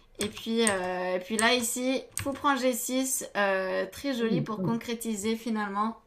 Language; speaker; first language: French; native; French